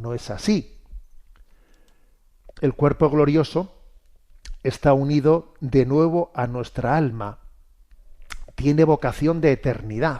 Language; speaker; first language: Spanish; native; Spanish